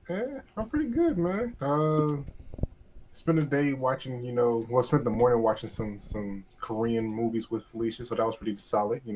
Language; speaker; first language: English; native; English